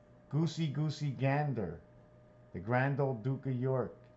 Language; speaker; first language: English; native; English